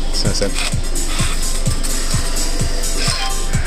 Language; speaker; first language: Japanese; non-native, fluent; French